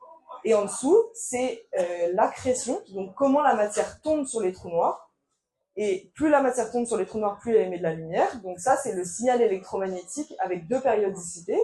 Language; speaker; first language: French; native; French